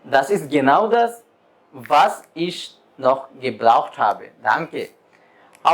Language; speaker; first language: German; non-native, fluent; Bangla